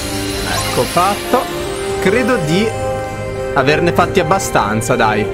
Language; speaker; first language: Italian; native; Italian